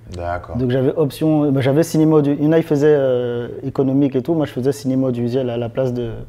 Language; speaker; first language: French; native; French